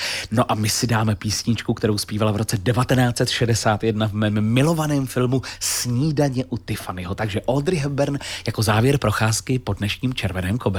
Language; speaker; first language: Czech; native; Czech